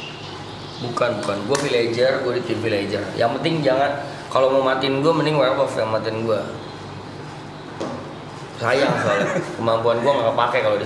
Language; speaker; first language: Indonesian; native; Indonesian